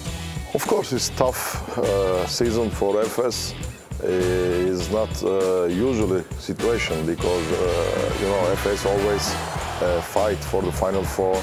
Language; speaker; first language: English; non-native, learner; Turkish